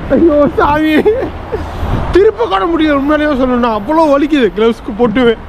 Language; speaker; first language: English; non-native, local second language; Tamil